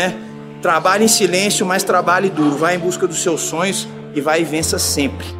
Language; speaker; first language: Portuguese; native; Portuguese